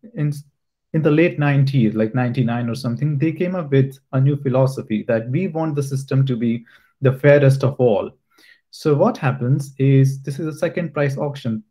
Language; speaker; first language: English; non-native, local second language; Hindi